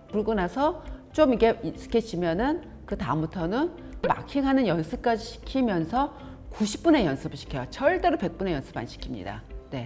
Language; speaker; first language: Korean; native; Korean